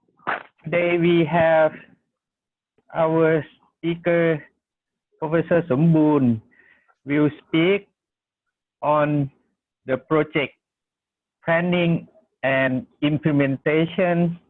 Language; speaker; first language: English; non-native, learner; Thai